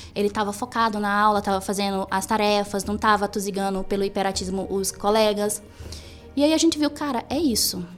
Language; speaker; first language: Portuguese; native; Portuguese